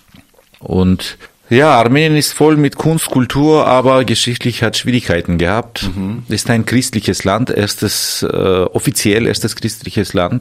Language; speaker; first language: German; non-native, fluent; Armenian